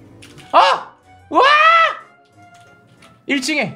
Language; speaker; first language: Korean; native; Korean